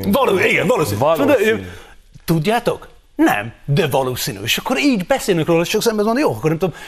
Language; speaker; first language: Hungarian; non-native, fluent; English